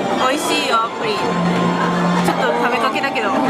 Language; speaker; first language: Japanese; non-native, learner; Lao